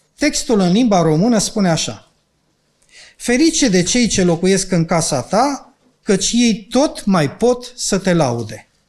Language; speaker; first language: Romanian; non-native, local second language; Ukrainian